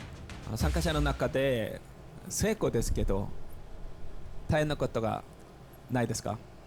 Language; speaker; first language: Japanese; non-native, learner; Korean